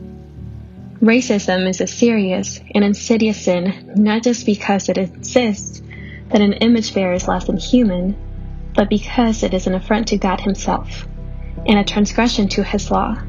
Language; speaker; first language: English; early bilingual, other home language; Spanish